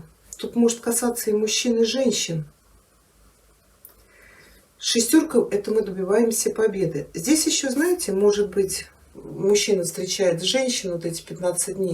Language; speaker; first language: Russian; native; Russian